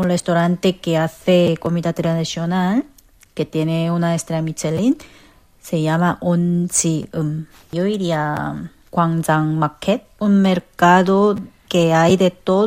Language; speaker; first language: Spanish; non-native, fluent; Korean